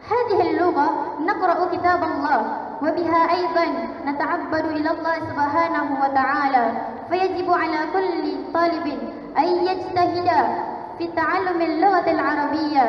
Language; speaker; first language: Arabic; non-native, fluent; Malay